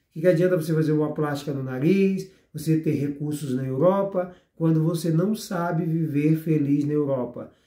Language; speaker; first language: Portuguese; native; Portuguese